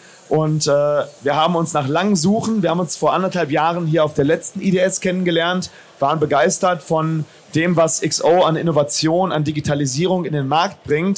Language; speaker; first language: German; native; German